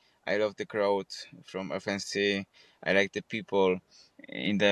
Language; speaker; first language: English; non-native, fluent; Polish